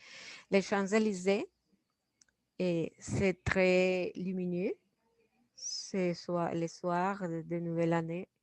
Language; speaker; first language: French; non-native, fluent; Spanish